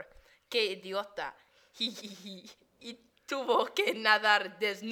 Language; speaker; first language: Spanish; non-native, learner; English